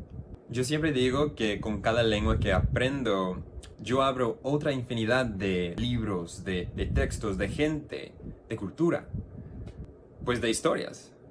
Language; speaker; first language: Spanish; non-native, fluent; English